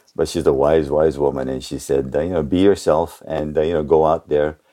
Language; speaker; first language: English; early bilingual, other home language; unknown